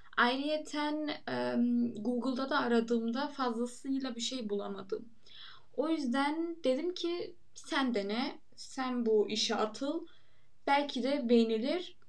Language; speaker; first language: Turkish; early bilingual, heritage; Turkish